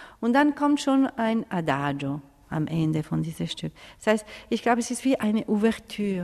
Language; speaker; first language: German; non-native, fluent; Italian